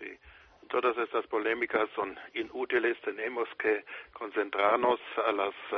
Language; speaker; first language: Spanish; non-native, fluent; German